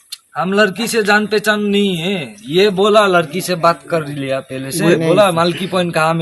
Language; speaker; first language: Hindi; non-native, local second language; Bangla